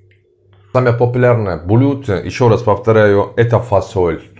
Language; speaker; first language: Russian; non-native, learner; Turkish